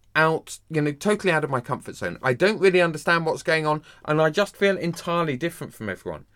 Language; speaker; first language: English; native; English